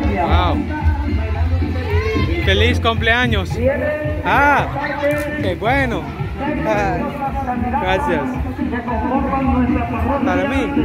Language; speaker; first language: Spanish; non-native, learner; English